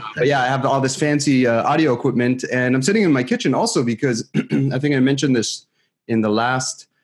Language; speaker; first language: English; non-native, fluent; Hebrew